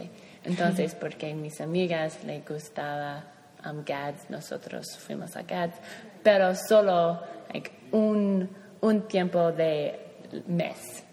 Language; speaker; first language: Spanish; non-native, learner; English